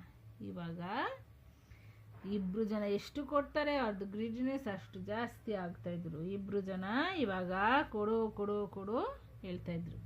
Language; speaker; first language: Kannada; non-native, local second language; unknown